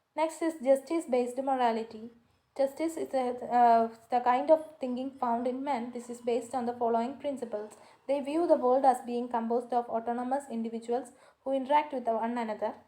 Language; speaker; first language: English; non-native, local second language; Malayalam